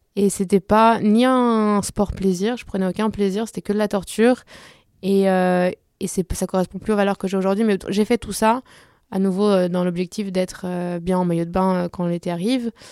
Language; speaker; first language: French; early bilingual, other home language; Spanish